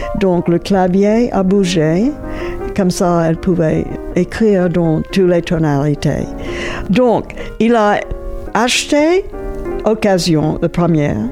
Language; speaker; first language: French; non-native, fluent; English